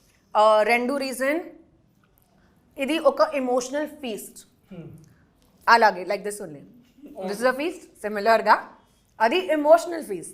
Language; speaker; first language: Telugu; non-native, local second language; Hindi